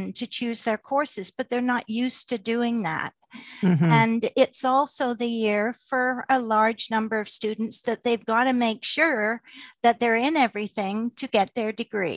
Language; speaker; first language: English; native; English